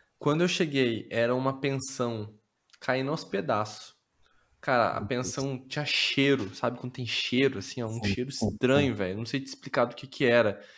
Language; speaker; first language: Portuguese; native; Portuguese